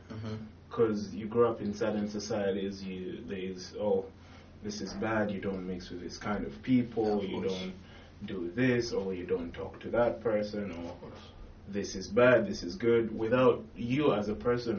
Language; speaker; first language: English; non-native, local second language; Ganda